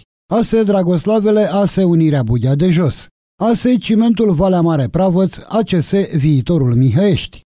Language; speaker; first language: Romanian; native; Romanian